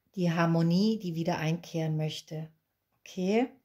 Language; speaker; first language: German; non-native, fluent; Spanish